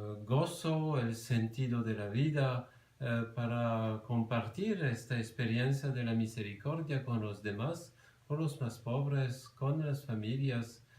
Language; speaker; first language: Spanish; non-native, fluent; French